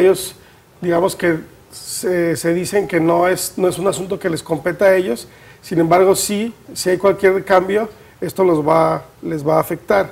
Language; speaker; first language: Spanish; native; Spanish